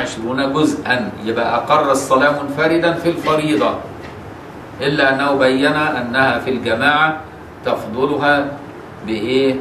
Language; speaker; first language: Arabic; native; Arabic